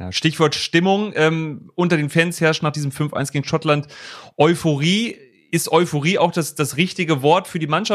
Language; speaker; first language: German; native; German